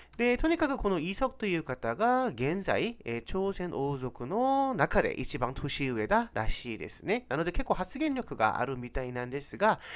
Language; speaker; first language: Japanese; non-native, fluent; Korean